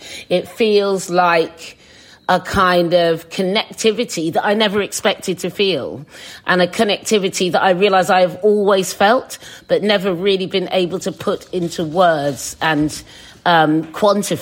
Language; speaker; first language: English; native; English